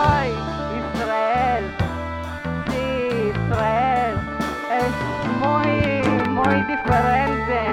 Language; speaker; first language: Spanish; non-native, learner; Hebrew